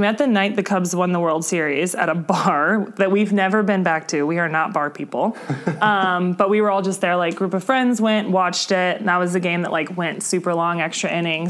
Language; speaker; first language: English; native; English